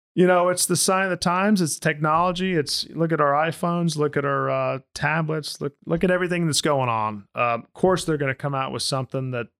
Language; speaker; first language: English; native; English